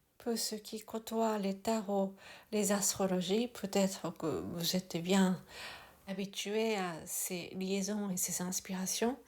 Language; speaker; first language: French; non-native, fluent; Japanese